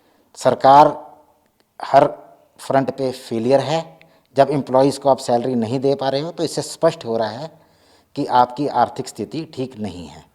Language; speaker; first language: Hindi; native; Hindi